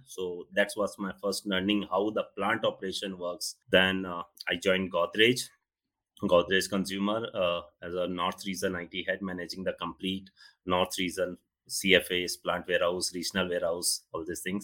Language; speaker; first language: English; non-native, local second language; Hindi